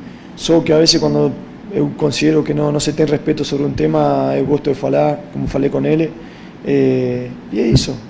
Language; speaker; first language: Portuguese; non-native, fluent; Spanish